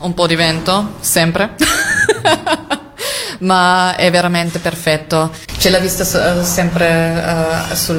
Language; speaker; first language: Italian; non-native, fluent; German